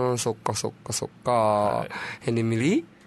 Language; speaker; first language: Japanese; native; Japanese